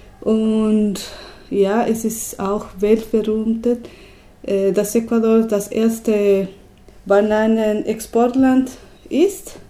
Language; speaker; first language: German; non-native, learner; Spanish